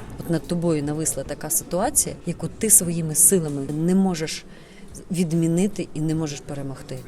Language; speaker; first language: Ukrainian; non-native, local second language; Russian